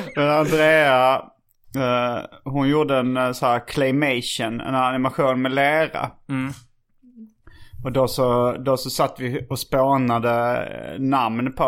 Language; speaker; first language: Swedish; native; Swedish